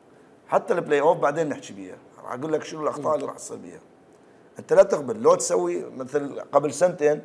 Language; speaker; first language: Arabic; native; Arabic